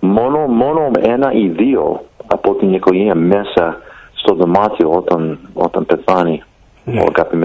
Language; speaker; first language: Greek; early bilingual, heritage; Greek